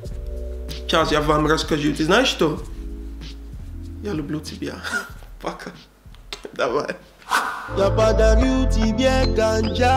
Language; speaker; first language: Russian; non-native, learner; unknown